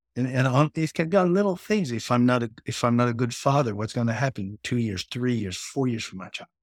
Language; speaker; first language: English; native; English